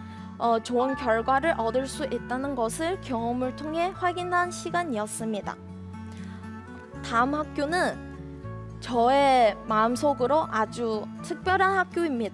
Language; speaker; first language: Korean; non-native, fluent; Chinese